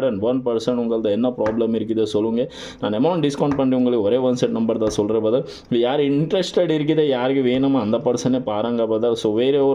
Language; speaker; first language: Tamil; non-native, local second language; Malayalam